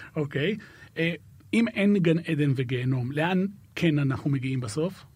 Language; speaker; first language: Hebrew; native; Hebrew